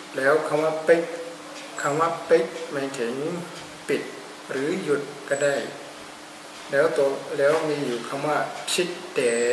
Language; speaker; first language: Thai; non-native, fluent; Burmese